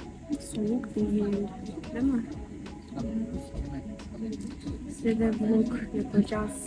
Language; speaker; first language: Turkish; non-native, learner; Kazakh